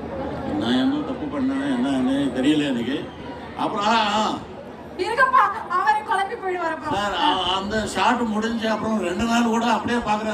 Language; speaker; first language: Tamil; non-native, learner; Telugu